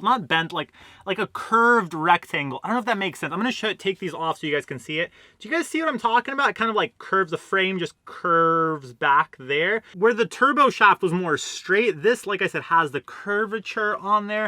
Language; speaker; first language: English; native; English